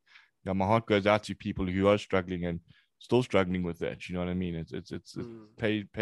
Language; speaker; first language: English; native; English